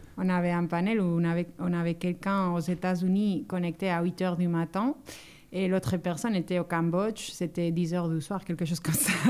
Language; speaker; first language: French; non-native, fluent; Spanish